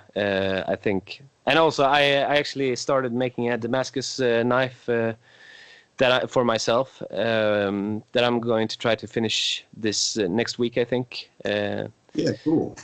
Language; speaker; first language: English; non-native, fluent; Swedish